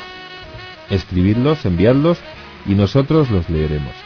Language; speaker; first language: Spanish; native; Spanish